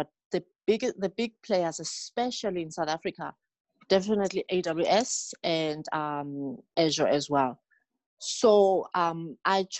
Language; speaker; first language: English; non-native, local second language; Xhosa